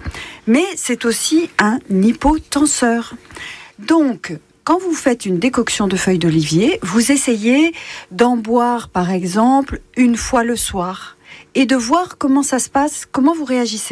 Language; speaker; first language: French; native; French